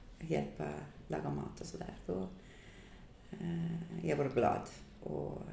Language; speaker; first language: Swedish; non-native, fluent; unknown